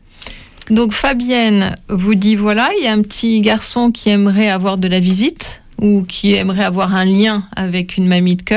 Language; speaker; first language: French; native; French